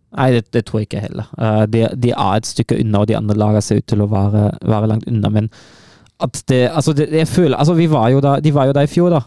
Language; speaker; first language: Norwegian; non-native, fluent; German